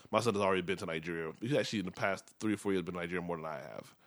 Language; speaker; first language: English; early bilingual, other home language; Yoruba